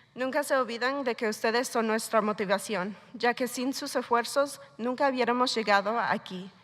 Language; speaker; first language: Spanish; early bilingual, heritage; Spanish